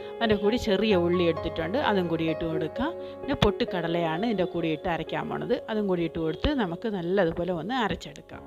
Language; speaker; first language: Malayalam; native; Malayalam